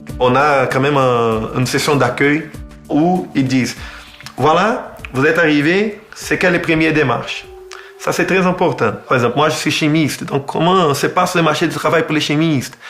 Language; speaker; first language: French; non-native, fluent; Portuguese